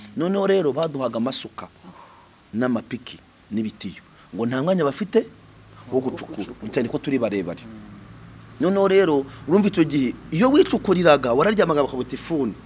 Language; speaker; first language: Kinyarwanda; native; Kinyarwanda